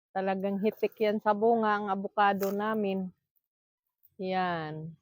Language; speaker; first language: Filipino; non-native, local second language; Cebuano